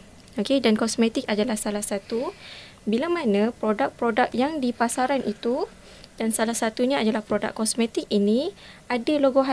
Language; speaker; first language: Malay; native; Malay